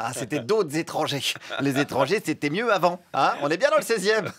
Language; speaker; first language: French; native; French